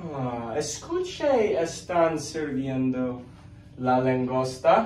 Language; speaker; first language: Spanish; non-native, learner; English